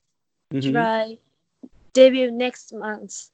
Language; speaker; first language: English; non-native, learner; Japanese